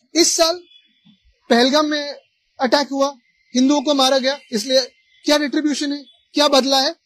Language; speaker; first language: Hindi; non-native, local second language; Marathi